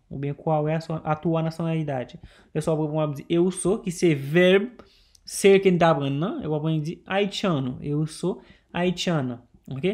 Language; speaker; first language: Portuguese; non-native, learner; Haitian Creole